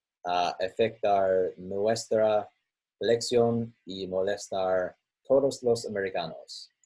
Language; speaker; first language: Spanish; non-native, learner; English